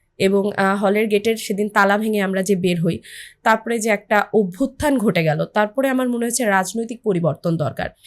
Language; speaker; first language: Bangla; native; Bangla